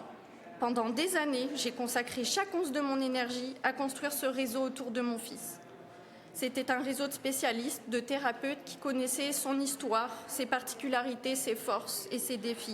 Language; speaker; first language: French; native; French